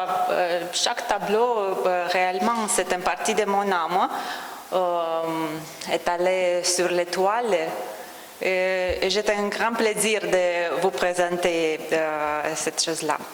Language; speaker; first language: French; non-native, fluent; Romanian